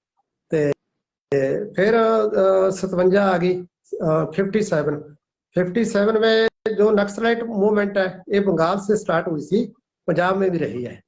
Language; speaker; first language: Hindi; non-native, local second language; Punjabi